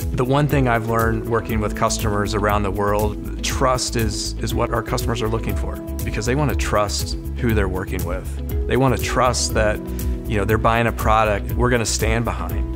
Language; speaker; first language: English; native; English